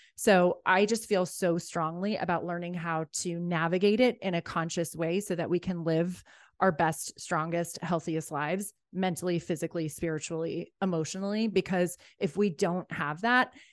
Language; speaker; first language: English; native; English